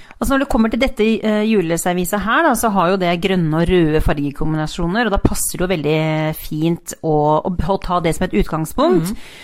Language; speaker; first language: Norwegian; native; Norwegian